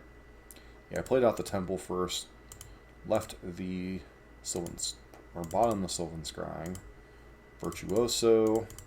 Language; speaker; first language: English; native; English